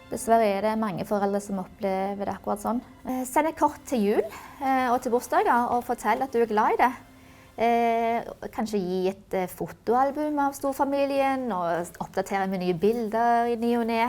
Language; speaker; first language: Norwegian; native; Norwegian